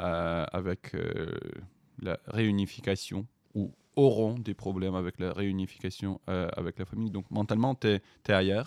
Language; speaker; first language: French; non-native, fluent; Ukrainian